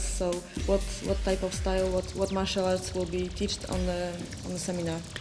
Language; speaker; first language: English; non-native, fluent; Polish